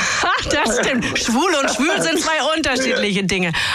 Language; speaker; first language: German; native; German